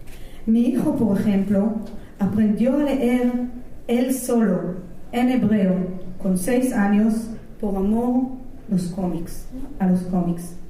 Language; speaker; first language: Spanish; non-native, fluent; Hebrew